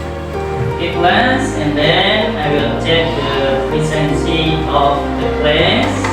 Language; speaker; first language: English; non-native, learner; Indonesian